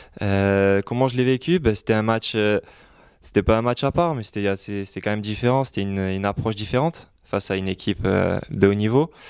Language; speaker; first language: French; native; French